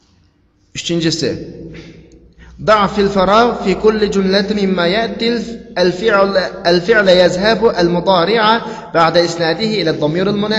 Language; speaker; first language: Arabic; non-native, fluent; Uyghur